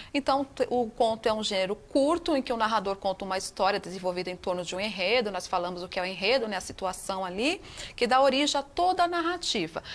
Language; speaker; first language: Portuguese; native; Portuguese